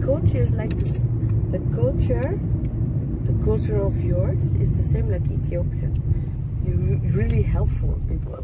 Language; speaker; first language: English; non-native, fluent; Dutch